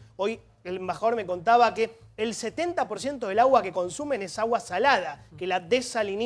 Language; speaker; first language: Spanish; native; Spanish